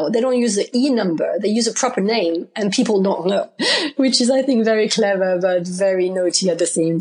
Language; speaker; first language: English; non-native, fluent; French